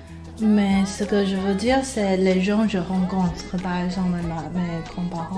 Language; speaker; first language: French; non-native, fluent; Chinese